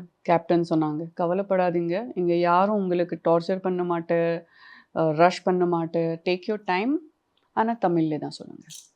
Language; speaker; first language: Tamil; non-native, local second language; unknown